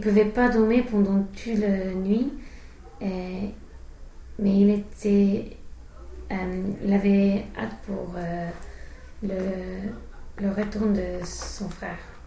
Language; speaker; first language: French; non-native, learner; English